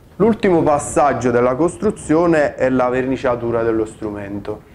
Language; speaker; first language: Italian; native; Italian